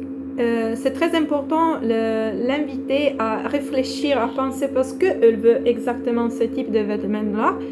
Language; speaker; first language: French; non-native, fluent; Italian